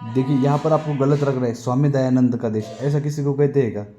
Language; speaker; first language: Hindi; non-native, local second language; Marathi